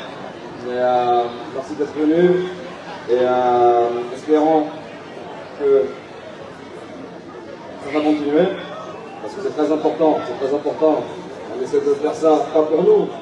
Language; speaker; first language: French; non-native, local second language; Malagasy